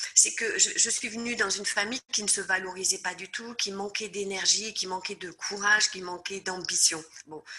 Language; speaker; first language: French; native; French